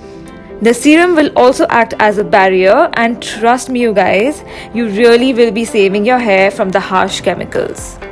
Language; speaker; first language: English; non-native, local second language; Hindi